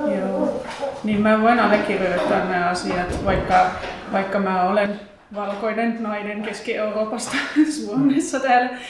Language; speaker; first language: Finnish; non-native, fluent; German